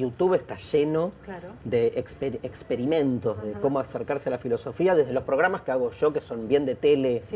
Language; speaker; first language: Spanish; native; Spanish